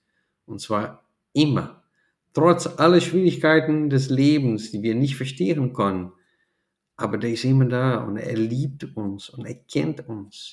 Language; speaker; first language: German; non-native, fluent; Portuguese